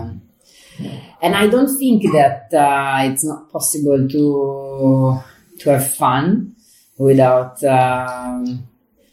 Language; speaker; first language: English; non-native, fluent; Italian